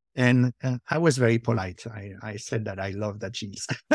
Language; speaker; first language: English; non-native, fluent; French